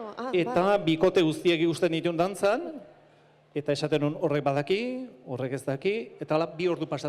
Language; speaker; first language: Basque; native; Basque